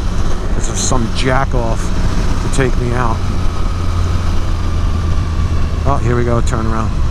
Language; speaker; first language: English; native; English